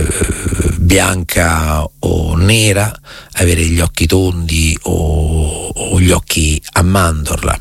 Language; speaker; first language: Italian; native; Italian